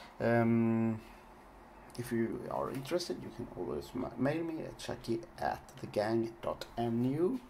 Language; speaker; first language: English; non-native, fluent; Swedish